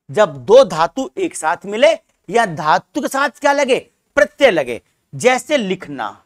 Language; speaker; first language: Hindi; native; Hindi